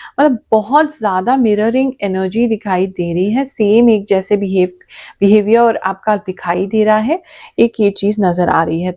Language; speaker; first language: Hindi; native; Hindi